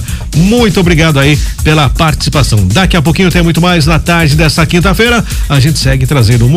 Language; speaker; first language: Portuguese; native; Portuguese